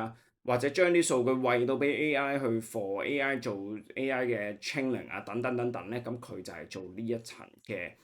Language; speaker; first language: Cantonese; native; Cantonese